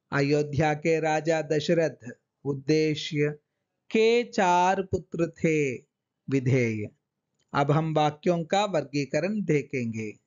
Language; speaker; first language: Hindi; non-native, local second language; Telugu